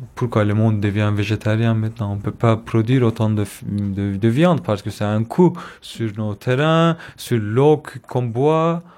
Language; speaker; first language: French; non-native, fluent; Turkish